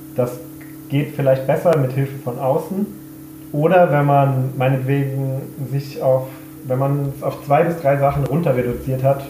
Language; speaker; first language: German; native; German